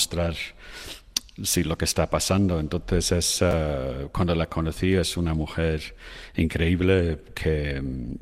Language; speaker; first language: Spanish; non-native, fluent; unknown